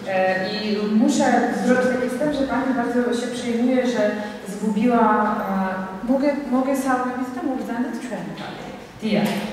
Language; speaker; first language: Polish; non-native, fluent; Georgian